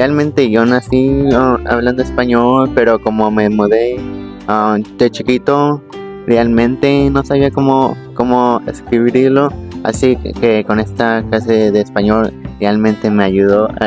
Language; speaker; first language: Spanish; early bilingual, heritage; Spanish